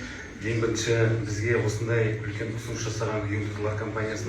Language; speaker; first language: Kazakh; native; Kazakh